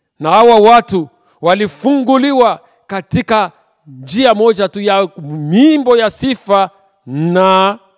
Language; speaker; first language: Swahili; native; Swahili